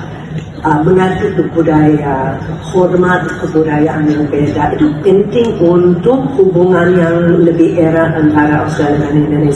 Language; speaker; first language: Indonesian; non-native, fluent; English